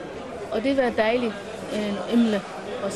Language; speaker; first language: Danish; non-native, learner; Somali